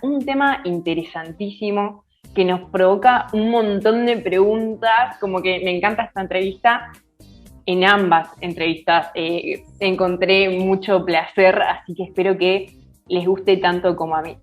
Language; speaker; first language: Spanish; native; Spanish